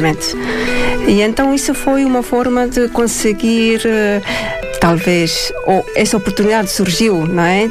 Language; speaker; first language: Portuguese; non-native, fluent; Estonian